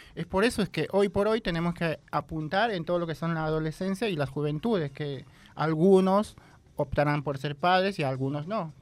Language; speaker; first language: Spanish; native; Spanish